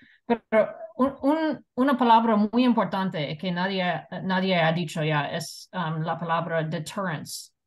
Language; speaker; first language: Spanish; non-native, fluent; English